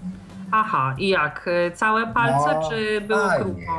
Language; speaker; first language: Polish; native; Polish